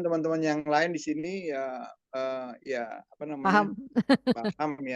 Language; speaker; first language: Indonesian; native; Indonesian